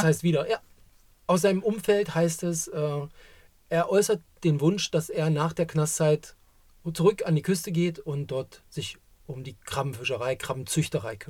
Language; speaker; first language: German; native; German